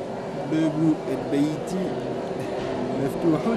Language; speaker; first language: Arabic; non-native, learner; French